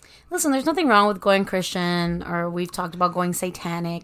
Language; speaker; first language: English; native; English